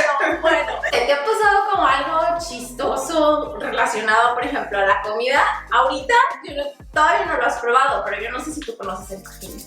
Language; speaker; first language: Spanish; native; Spanish